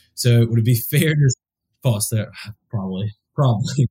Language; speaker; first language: English; native; English